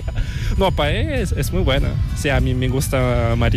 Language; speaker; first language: Spanish; non-native, learner; Korean